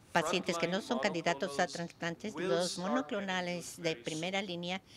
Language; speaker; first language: Spanish; non-native, fluent; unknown